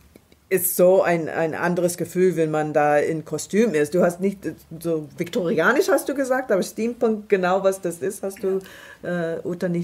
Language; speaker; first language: German; non-native, fluent; English